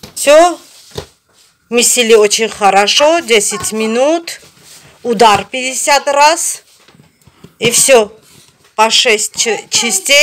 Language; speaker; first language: Russian; non-native, fluent; Armenian